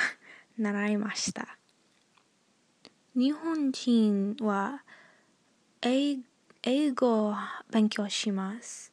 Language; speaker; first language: Japanese; non-native, learner; English